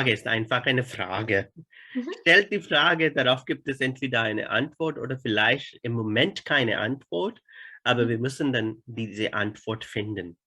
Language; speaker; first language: German; non-native, fluent; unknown